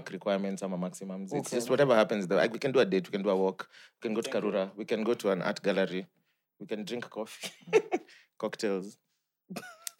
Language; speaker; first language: English; non-native, local second language; Swahili